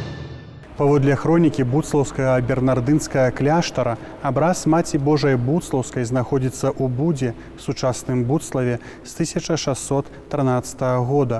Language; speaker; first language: Belarusian; native; Belarusian